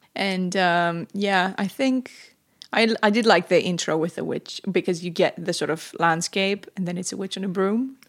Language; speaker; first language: English; non-native, fluent; Greek